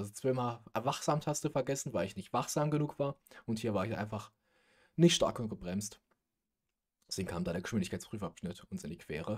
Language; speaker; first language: German; native; German